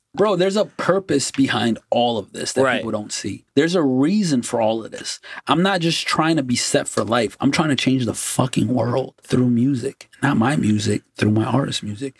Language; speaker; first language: English; non-native, fluent; Portuguese